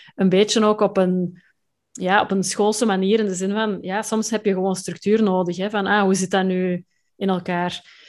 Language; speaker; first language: Dutch; native; Dutch